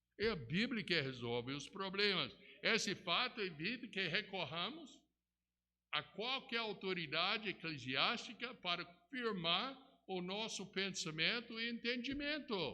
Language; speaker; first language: Portuguese; non-native, fluent; English